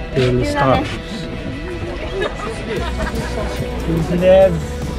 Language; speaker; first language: Japanese; non-native, fluent; Indonesian